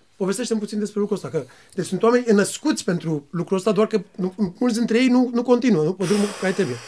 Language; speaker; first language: Romanian; native; Romanian